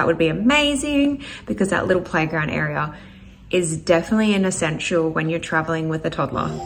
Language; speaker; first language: English; native; English